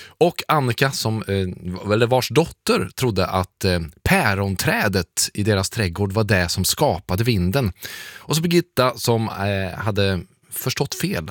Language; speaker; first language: Swedish; native; Swedish